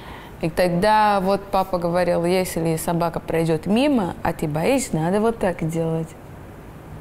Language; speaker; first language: Russian; non-native, learner; Portuguese